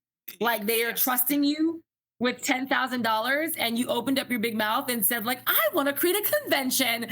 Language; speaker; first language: English; native; English